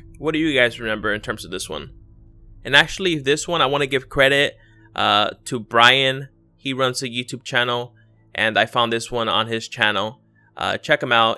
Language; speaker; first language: English; native; English